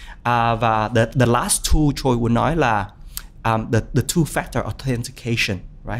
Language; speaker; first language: English; early bilingual, other home language; Vietnamese